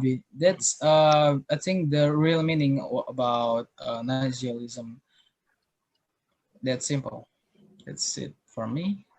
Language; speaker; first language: English; non-native, learner; Indonesian